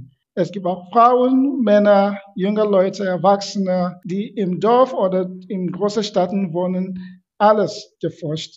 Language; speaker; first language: German; non-native, fluent; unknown